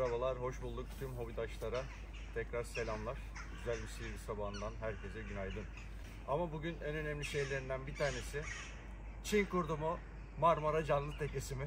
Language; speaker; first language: Turkish; native; Turkish